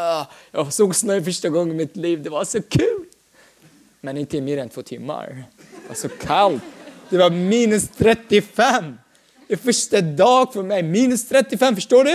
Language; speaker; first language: Swedish; non-native, fluent; Arabic